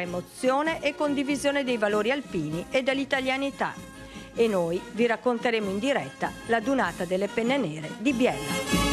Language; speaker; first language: Italian; native; Italian